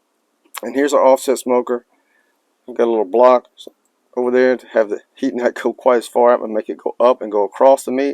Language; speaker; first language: English; native; English